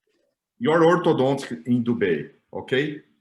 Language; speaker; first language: English; non-native, learner; Portuguese